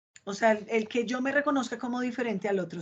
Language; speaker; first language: Spanish; native; Spanish